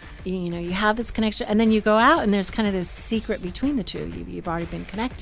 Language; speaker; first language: English; native; English